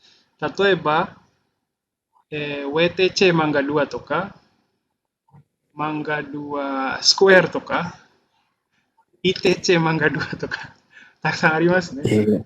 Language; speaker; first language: Japanese; non-native, fluent; Indonesian